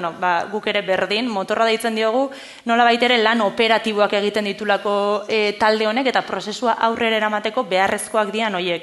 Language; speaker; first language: Basque; native; Basque